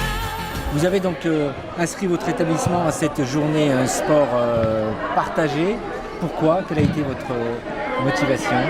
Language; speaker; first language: French; native; French